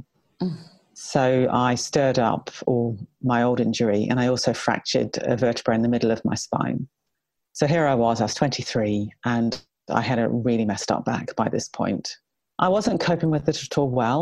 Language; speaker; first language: English; native; English